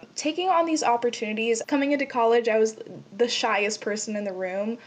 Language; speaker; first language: English; native; English